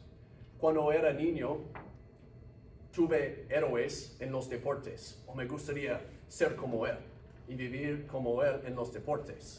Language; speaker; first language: Spanish; non-native, fluent; English